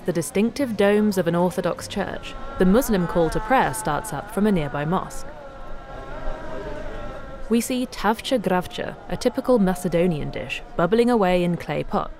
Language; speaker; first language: English; native; English